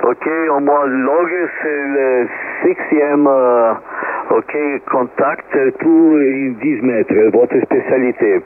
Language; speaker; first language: French; non-native, learner; Portuguese